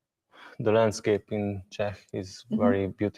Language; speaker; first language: English; non-native, learner; Hungarian